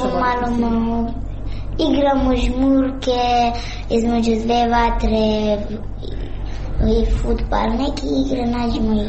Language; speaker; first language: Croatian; non-native, learner; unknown